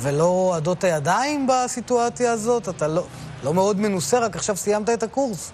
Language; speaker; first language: Hebrew; native; Hebrew